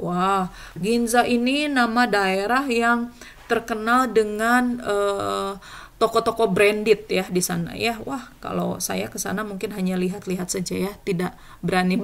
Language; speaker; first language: Indonesian; native; Indonesian